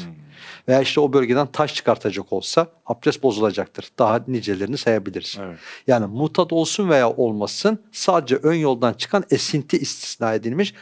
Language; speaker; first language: Turkish; native; Turkish